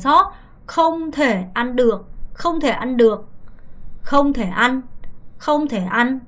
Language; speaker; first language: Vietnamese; non-native, fluent; Korean